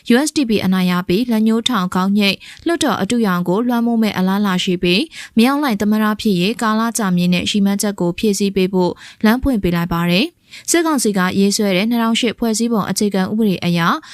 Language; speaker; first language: Burmese; native; Burmese